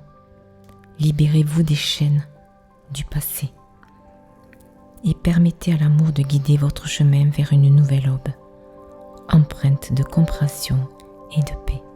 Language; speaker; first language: French; native; French